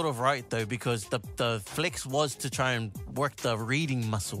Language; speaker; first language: English; native; English